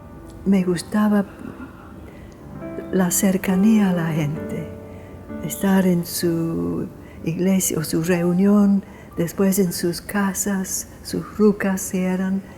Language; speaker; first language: Spanish; non-native, fluent; English